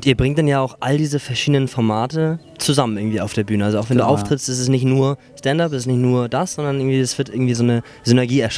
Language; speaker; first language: German; native; German